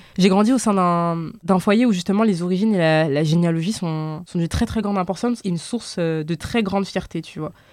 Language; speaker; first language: French; early bilingual, other home language; Lingala